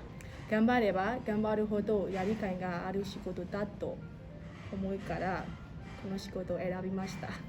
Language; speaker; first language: Japanese; non-native, learner; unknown